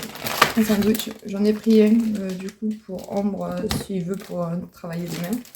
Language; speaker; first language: French; native; French